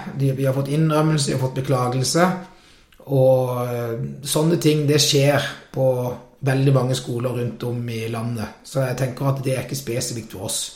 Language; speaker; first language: Norwegian; native; Norwegian